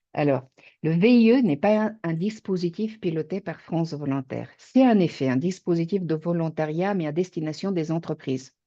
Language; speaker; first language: French; native; French